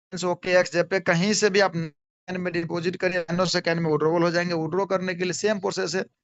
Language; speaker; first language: Hindi; native; Hindi